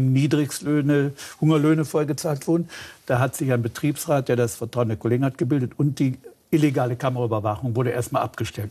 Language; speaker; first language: German; native; German